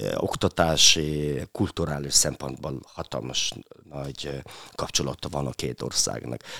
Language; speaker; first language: Hungarian; non-native, fluent; Mongolian